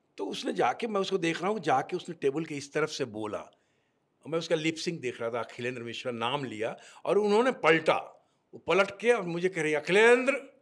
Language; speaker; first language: Hindi; native; Hindi